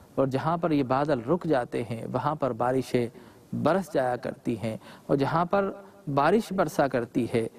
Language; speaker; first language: Urdu; native; Urdu